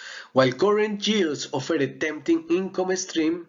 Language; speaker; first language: English; non-native, fluent; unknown